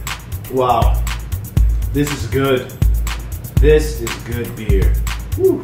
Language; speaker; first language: English; native; English